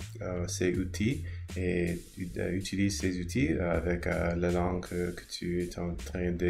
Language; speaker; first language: French; non-native, learner; English